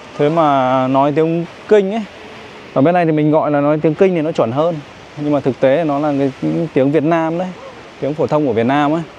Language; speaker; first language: Vietnamese; native; Vietnamese